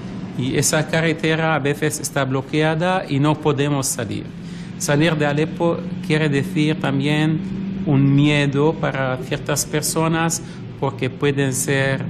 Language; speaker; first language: Spanish; non-native, fluent; Arabic